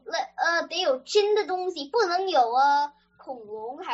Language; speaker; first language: Chinese; early bilingual, other home language; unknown